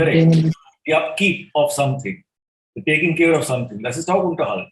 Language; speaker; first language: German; non-native, fluent; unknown